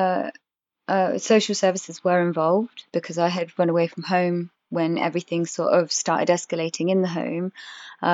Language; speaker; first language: English; native; English